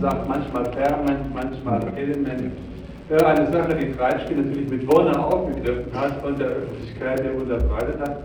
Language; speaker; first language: German; native; German